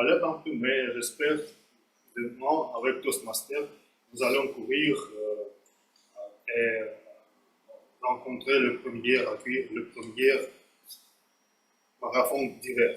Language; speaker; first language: French; non-native, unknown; Russian